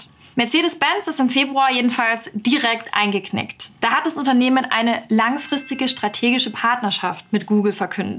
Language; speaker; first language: German; native; German